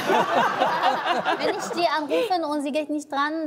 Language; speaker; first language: German; non-native, learner; Arabic